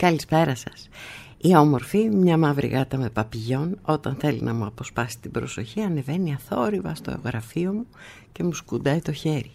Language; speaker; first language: Greek; native; Greek